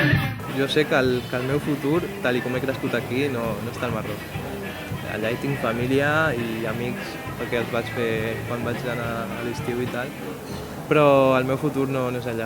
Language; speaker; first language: Catalan; early bilingual, other home language; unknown